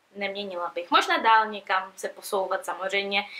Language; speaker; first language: Czech; early bilingual, other home language; Russian